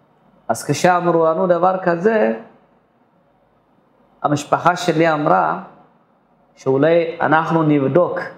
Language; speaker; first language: Hebrew; non-native, fluent; Amharic